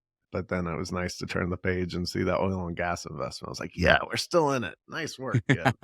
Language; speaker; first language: English; native; English